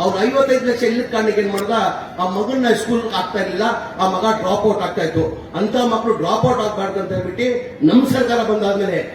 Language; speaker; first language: Kannada; non-native, local second language; Urdu